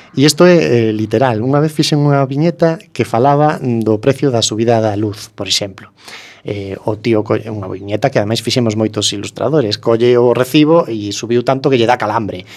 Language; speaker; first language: Galician; native; Galician